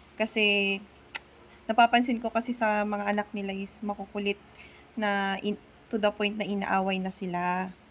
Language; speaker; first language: Filipino; non-native, local second language; Iloko